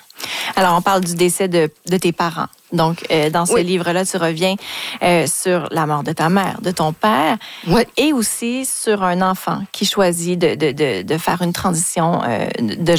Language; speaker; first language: French; native; French